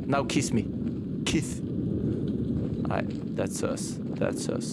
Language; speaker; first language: English; non-native, fluent; Norwegian